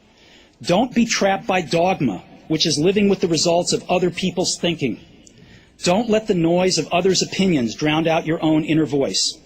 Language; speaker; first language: English; native; English